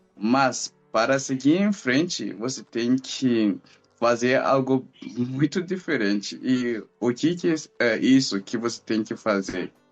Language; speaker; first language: Portuguese; non-native, fluent; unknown